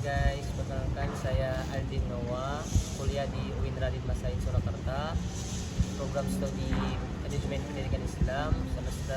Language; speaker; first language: Indonesian; non-native, learner; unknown